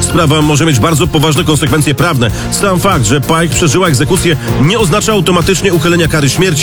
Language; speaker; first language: Polish; native; Polish